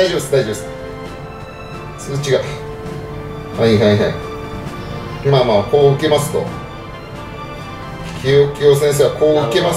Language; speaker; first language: Japanese; native; Japanese